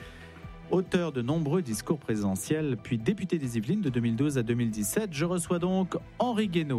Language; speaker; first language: French; native; French